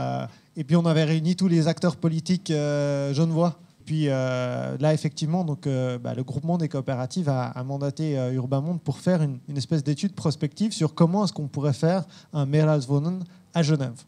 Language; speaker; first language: French; native; French